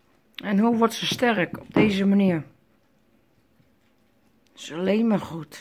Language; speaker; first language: Dutch; native; Dutch